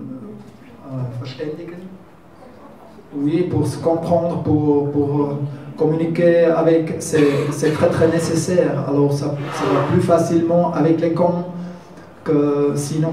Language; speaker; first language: French; non-native, learner; German